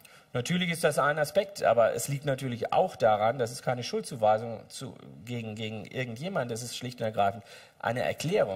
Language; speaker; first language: German; native; German